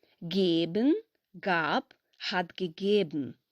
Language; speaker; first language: German; non-native, fluent; Ukrainian